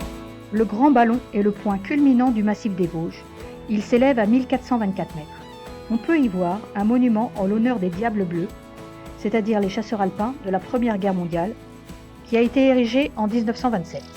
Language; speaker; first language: French; native; French